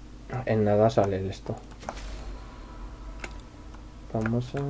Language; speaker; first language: Spanish; native; Spanish